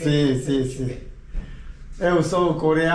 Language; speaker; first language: Portuguese; non-native, learner; Korean